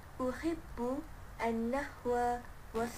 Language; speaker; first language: Arabic; non-native, learner; Malay